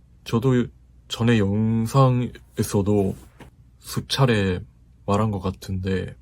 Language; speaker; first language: Korean; non-native, fluent; Japanese